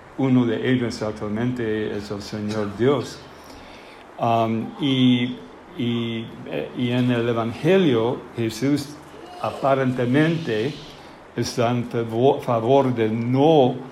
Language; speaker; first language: Spanish; non-native, fluent; English